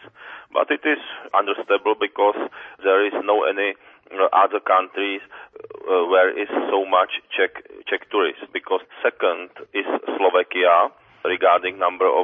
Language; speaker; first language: English; non-native, fluent; Czech